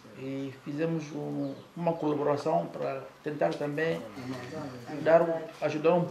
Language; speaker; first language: Portuguese; native; Portuguese